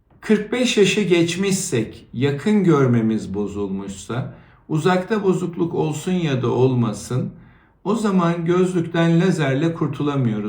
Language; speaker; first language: Turkish; native; Turkish